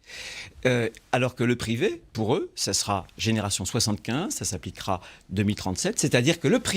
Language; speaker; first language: French; native; French